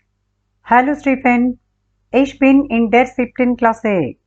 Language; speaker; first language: German; non-native, fluent; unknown